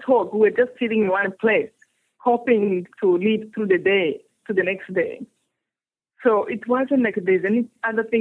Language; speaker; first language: English; non-native, local second language; Kinyarwanda